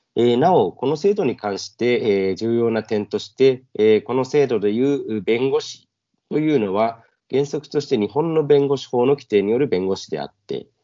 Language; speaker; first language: Japanese; native; Japanese